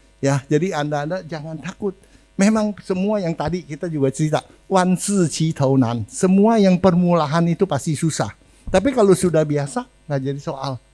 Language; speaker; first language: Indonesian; native; Indonesian